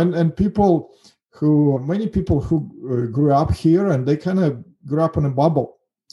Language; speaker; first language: English; non-native, fluent; Russian